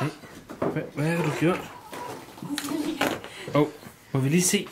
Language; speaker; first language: Danish; native; Danish